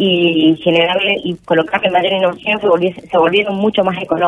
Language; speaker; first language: Spanish; native; Spanish